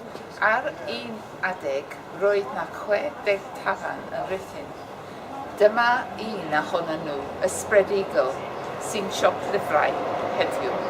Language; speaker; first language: Welsh; non-native, learner; English